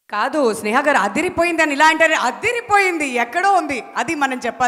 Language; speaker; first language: Telugu; native; Telugu